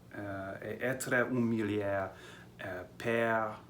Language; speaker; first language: French; non-native, learner; English